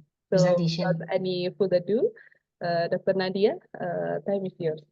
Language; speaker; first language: English; non-native, fluent; Indonesian